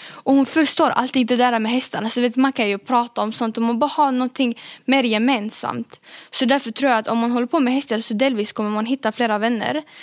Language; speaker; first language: Swedish; early bilingual, other home language; Arabic